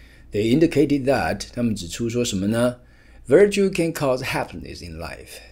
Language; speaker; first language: English; non-native, fluent; Chinese